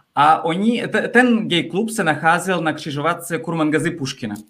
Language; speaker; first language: Czech; non-native, fluent; Kazakh